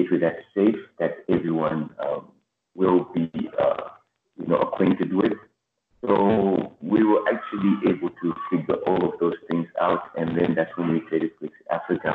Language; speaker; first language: English; non-native, local second language; Shona